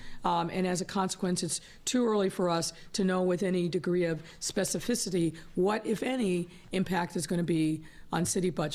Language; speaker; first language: English; native; English